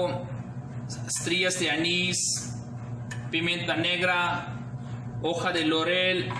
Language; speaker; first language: Spanish; non-native, learner; Urdu